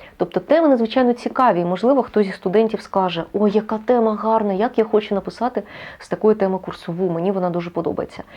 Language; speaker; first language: Ukrainian; native; Ukrainian